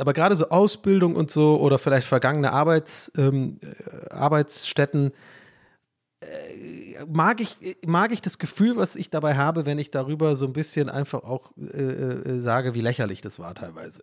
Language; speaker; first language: German; native; German